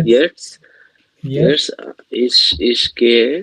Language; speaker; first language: German; non-native, learner; Bangla